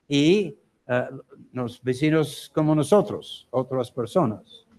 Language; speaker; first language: Spanish; non-native, learner; English